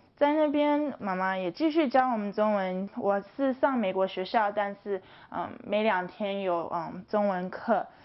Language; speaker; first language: Chinese; early bilingual, heritage; English